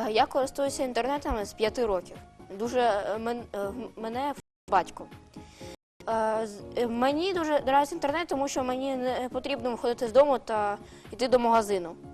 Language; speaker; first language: Ukrainian; non-native, local second language; Russian